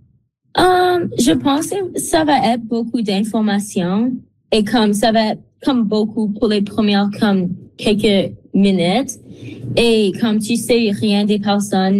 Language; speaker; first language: French; non-native, local second language; English